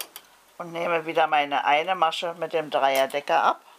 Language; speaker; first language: German; native; German